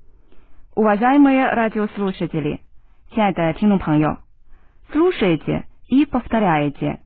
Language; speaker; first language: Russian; non-native, fluent; Chinese